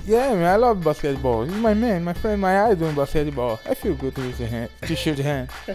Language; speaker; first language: English; non-native, learner; Portuguese